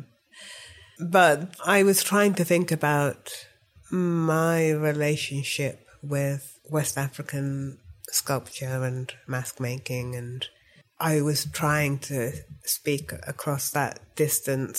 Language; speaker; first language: English; native; English